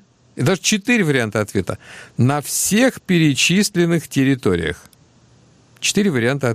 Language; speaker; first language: Russian; native; Russian